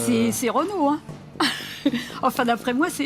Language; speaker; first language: French; native; French